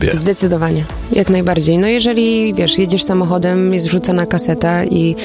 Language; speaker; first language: Polish; native; Polish